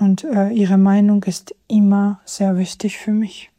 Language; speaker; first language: German; non-native, fluent; Georgian